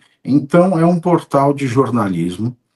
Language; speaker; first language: Portuguese; native; Portuguese